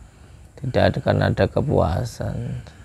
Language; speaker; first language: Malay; non-native, local second language; Javanese